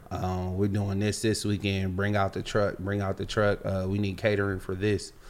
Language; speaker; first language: English; native; English